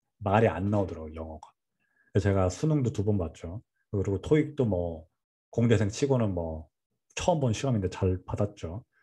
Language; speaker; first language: Korean; native; Korean